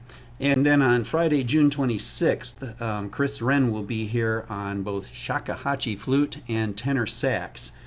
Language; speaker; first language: English; native; English